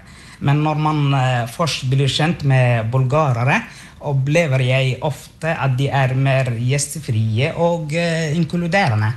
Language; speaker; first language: Norwegian; non-native, fluent; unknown